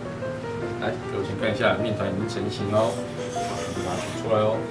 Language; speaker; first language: Chinese; native; Chinese